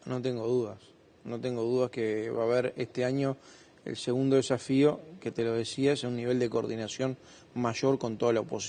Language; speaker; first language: Spanish; native; Spanish